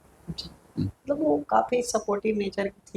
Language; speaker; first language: Hindi; native; Hindi